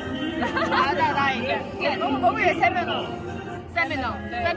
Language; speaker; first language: Chinese; non-native, learner; Mongolian